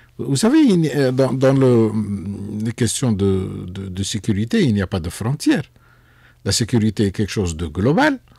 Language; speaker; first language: French; non-native, local second language; Arabic